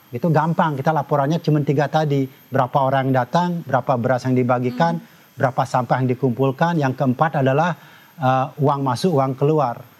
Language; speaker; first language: Indonesian; non-native, local second language; Balinese